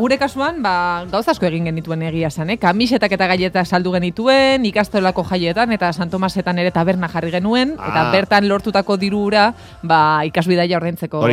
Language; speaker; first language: Basque; native; Basque